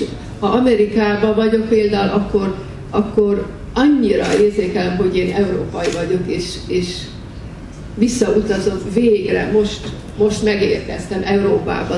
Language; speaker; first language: Hungarian; early bilingual, heritage; Hungarian